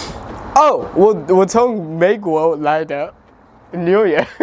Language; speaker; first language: Chinese; non-native, learner; English